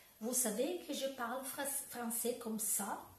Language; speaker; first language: French; non-native, learner; Italian